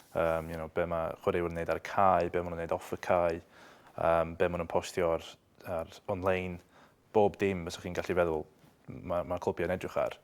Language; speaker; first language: Welsh; native; Welsh